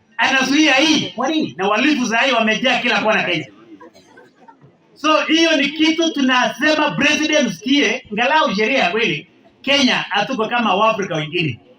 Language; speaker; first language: Swahili; non-native, local second language; Kalenjin